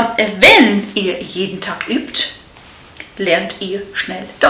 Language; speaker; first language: German; non-native, fluent; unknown